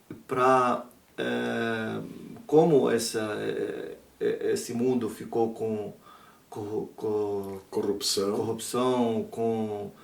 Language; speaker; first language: Portuguese; non-native, learner; Arabic